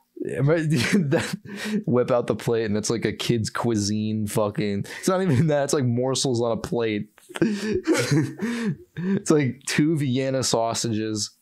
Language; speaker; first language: English; native; English